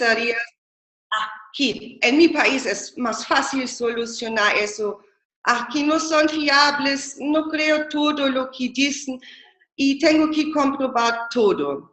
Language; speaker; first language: Spanish; non-native, fluent; German